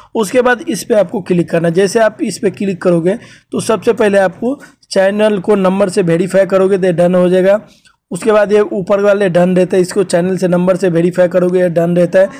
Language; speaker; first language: Hindi; native; Hindi